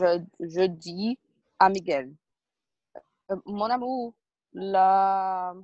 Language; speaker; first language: French; non-native, learner; Portuguese